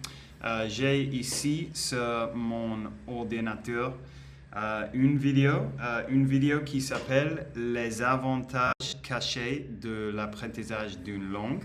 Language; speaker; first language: French; non-native, learner; Spanish